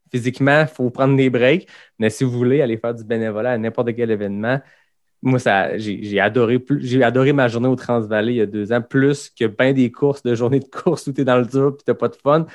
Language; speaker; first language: French; native; French